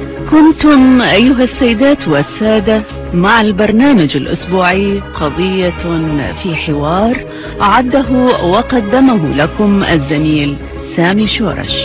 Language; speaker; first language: Arabic; native; Arabic